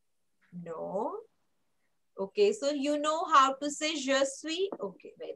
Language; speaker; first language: English; non-native, local second language; Hindi